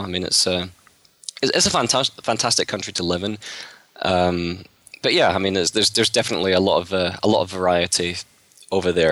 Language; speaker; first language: English; native; English